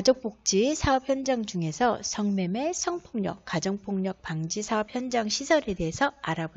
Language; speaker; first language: Korean; native; Korean